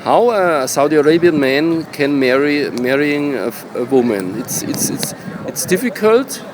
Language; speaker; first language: English; non-native, learner; German